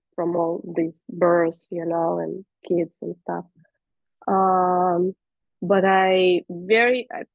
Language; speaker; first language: English; non-native, fluent; Russian